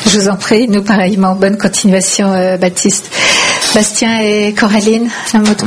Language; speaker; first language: French; native; French